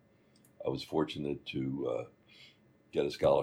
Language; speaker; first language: English; native; English